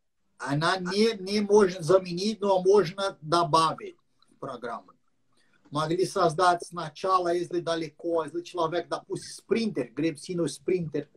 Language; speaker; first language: Russian; non-native, learner; English